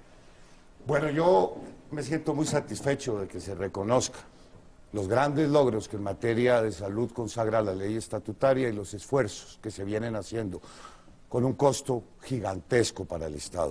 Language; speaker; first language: Spanish; native; Spanish